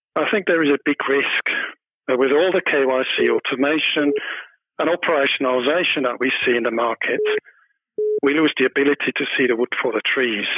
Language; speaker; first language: English; non-native, fluent; German